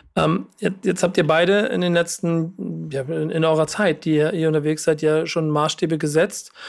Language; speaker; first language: German; native; German